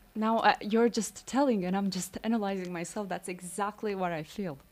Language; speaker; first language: English; non-native, fluent; Romanian